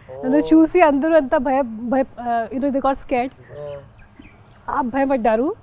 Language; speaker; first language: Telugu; non-native, local second language; Hindi